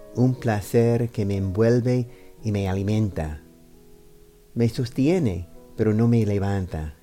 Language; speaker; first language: Spanish; non-native, fluent; English